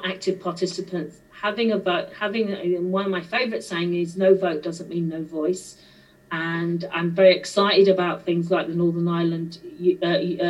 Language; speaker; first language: English; native; English